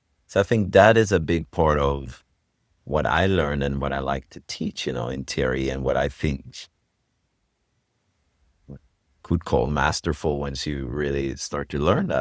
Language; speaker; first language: English; non-native, fluent; Swedish